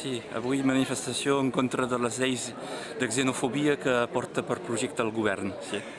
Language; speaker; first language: Catalan; non-native, local second language; French